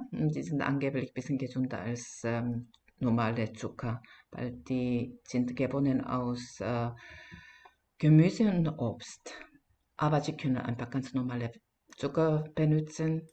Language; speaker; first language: German; non-native, fluent; Korean